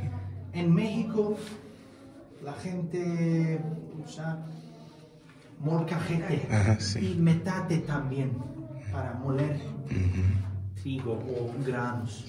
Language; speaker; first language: Spanish; non-native, fluent; Turkish